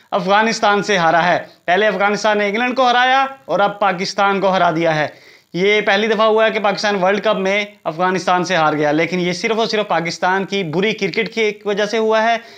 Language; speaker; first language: Urdu; native; Urdu